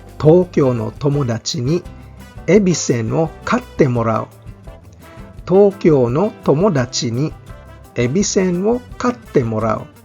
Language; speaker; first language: Japanese; non-native, fluent; Filipino